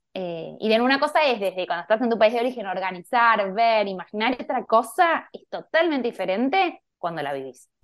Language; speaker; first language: Spanish; native; Spanish